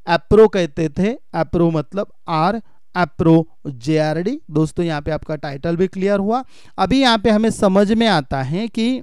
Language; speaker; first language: Hindi; non-native, local second language; Marathi